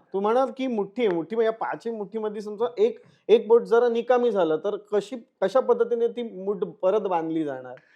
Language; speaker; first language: Marathi; native; Marathi